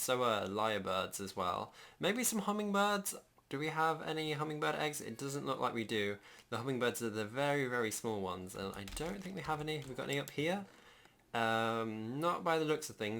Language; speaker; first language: English; native; English